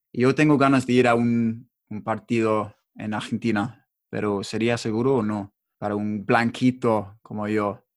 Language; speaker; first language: Spanish; non-native, learner; English